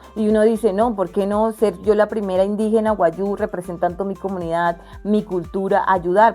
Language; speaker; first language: Spanish; non-native, local second language; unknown